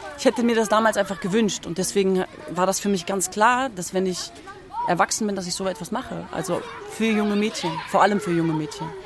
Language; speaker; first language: German; early bilingual, other home language; Kurdish